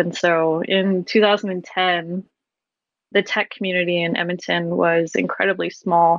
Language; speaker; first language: English; native; English